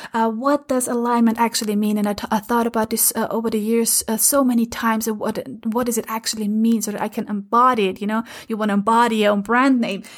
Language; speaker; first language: English; non-native, fluent; German